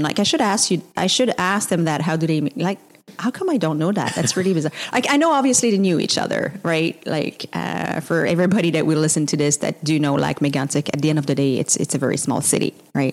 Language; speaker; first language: English; non-native, fluent; French